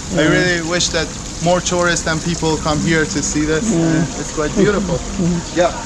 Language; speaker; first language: English; non-native, fluent; Persian